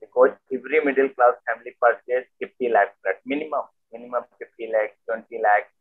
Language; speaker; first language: English; non-native, local second language; Hindi